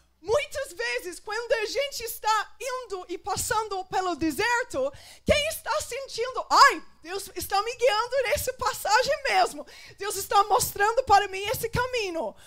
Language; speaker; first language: Portuguese; non-native, fluent; English